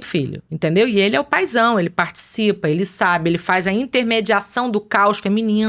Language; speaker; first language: Portuguese; native; Portuguese